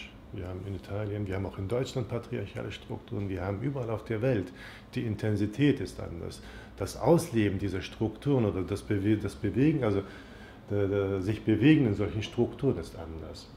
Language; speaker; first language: German; non-native, fluent; Turkish